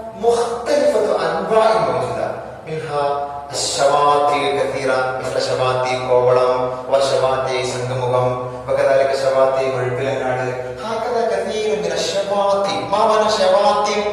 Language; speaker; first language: Arabic; non-native, fluent; Malayalam